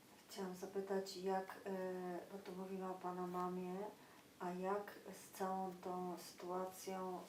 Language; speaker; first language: Polish; native; Polish